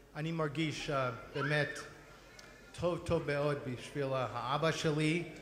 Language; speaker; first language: Hebrew; non-native, learner; English